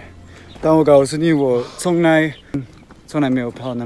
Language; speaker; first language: Chinese; non-native, learner; French